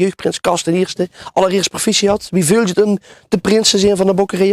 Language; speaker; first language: Dutch; native; Dutch